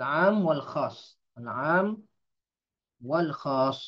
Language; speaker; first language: Arabic; non-native, fluent; Indonesian